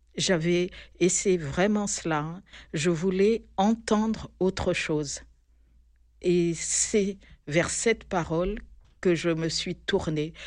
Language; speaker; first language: French; non-native, local second language; Malagasy